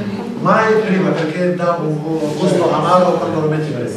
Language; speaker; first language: Italian; non-native, learner; Arabic